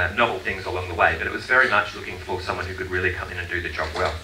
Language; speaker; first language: English; native; English